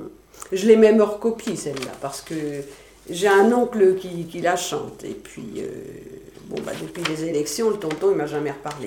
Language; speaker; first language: French; native; French